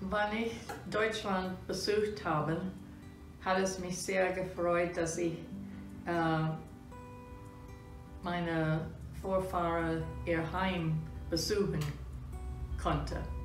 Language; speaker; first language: German; early bilingual, heritage; German